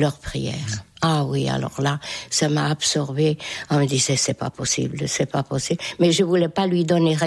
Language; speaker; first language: French; non-native, fluent; Hungarian